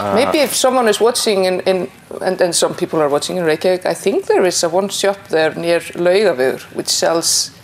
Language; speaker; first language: English; non-native, fluent; Icelandic